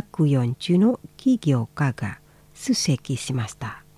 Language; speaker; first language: Japanese; non-native, fluent; Indonesian